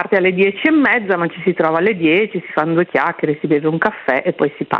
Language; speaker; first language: Italian; native; Italian